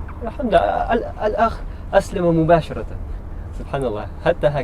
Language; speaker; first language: Arabic; non-native, fluent; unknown